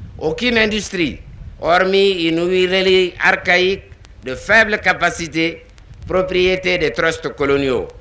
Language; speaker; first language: French; non-native, local second language; Bambara